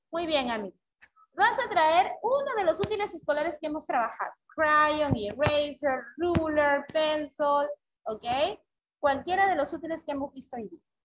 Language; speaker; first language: Spanish; native; Spanish